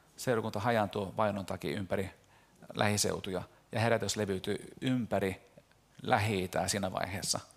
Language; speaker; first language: Finnish; early bilingual, heritage; Finnish